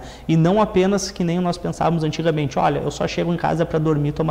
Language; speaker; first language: Portuguese; native; Portuguese